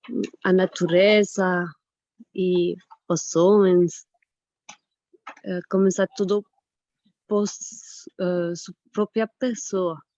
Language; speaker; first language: Portuguese; non-native, fluent; French